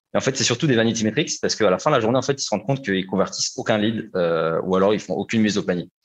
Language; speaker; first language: French; native; French